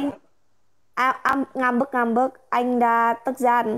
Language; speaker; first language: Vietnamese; non-native, learner; Indonesian